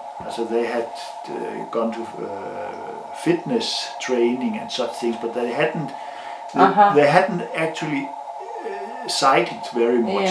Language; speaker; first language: English; non-native, learner; Danish